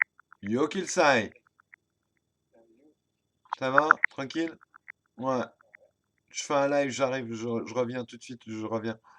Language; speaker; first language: French; native; French